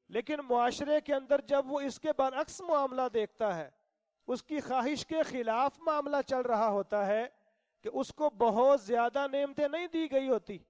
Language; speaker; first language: Urdu; non-native, local second language; Punjabi